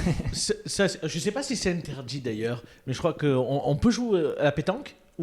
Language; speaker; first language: French; native; French